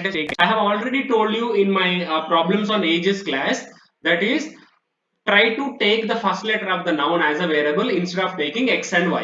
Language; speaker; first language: English; non-native, local second language; Telugu